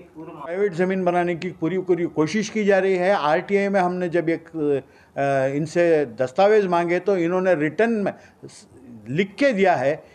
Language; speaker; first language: Hindi; non-native, local second language; Urdu